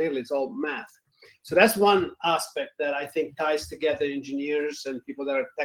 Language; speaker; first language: English; non-native, fluent; Italian